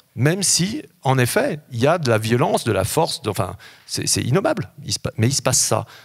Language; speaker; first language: French; native; French